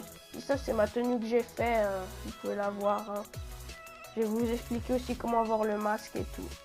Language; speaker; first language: French; native; French